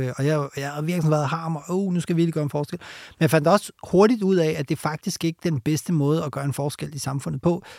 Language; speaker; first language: Danish; early bilingual, other home language; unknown